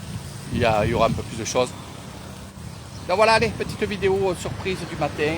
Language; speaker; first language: French; native; French